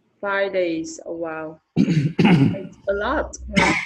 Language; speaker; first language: English; non-native, learner; Vietnamese